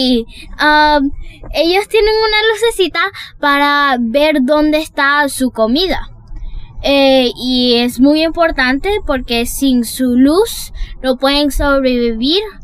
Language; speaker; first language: Spanish; early bilingual, heritage; Spanish